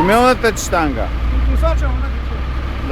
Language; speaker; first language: Bulgarian; native; Bulgarian